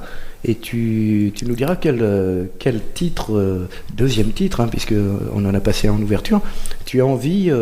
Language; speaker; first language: French; native; French